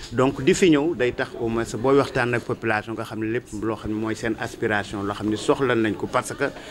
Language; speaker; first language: Wolof; non-native, local second language; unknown